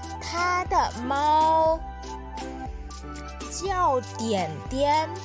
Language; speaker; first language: Chinese; non-native, learner; Thai